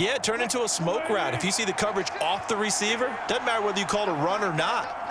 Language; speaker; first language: English; native; English